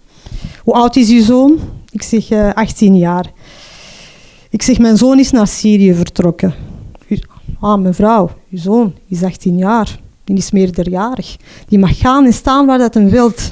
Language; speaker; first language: Dutch; non-native, local second language; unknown